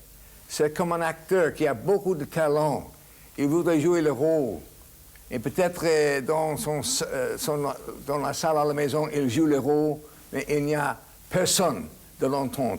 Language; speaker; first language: French; non-native, fluent; English